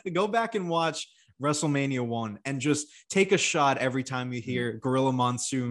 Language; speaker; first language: English; native; English